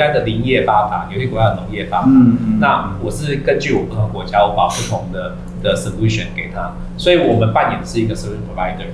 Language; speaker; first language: Chinese; native; Chinese